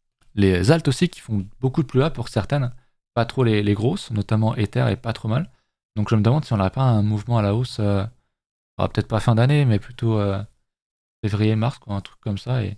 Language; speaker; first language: French; native; French